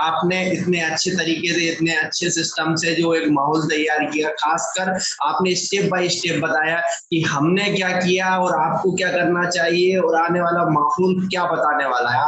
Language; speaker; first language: Hindi; native; Hindi